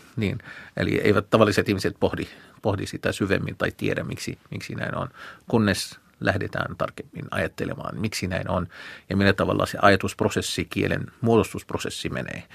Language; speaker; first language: Finnish; non-native, fluent; Arabic